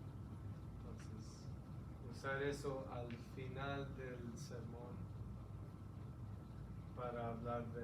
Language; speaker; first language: Spanish; early bilingual, heritage; Spanish